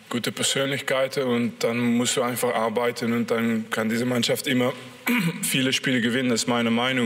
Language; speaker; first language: German; non-native, fluent; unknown